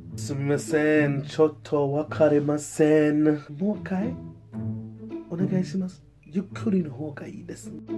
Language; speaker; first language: Japanese; non-native, learner; English